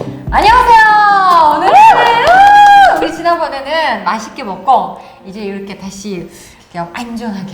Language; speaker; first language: Korean; non-native, fluent; Russian